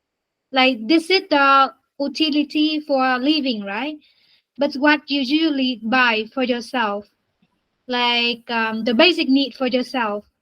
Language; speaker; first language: English; non-native, learner; Vietnamese